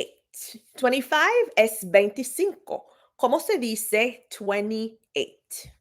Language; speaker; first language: Spanish; non-native, fluent; English